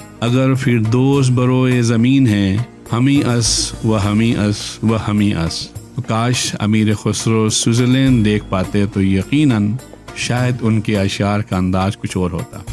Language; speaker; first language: Urdu; non-native, local second language; Balti